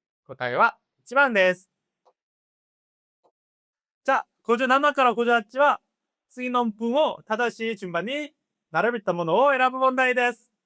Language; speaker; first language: Japanese; non-native, fluent; Korean